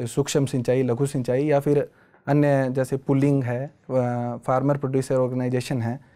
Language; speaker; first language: Hindi; native; Hindi